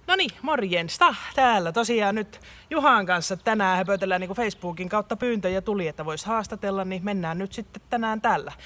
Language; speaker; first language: Finnish; native; Finnish